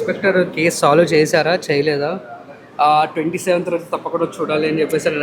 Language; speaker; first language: Telugu; native; Telugu